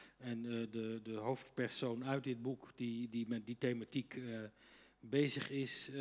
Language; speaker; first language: Dutch; native; Dutch